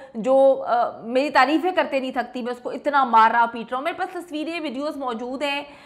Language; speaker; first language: Urdu; native; Urdu